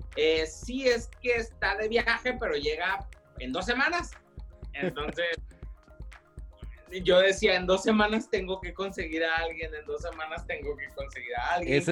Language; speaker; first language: Spanish; early bilingual, heritage; Spanish